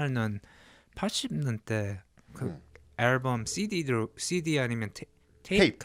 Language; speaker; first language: Korean; early bilingual, heritage; Korean